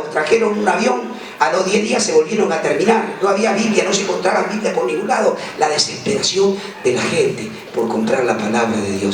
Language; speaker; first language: Spanish; native; Spanish